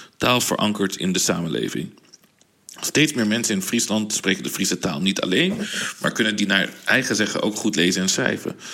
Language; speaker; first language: Dutch; early bilingual, heritage; Dutch